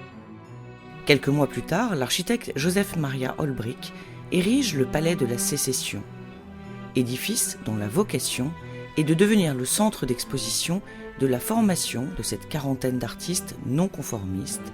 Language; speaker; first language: French; native; French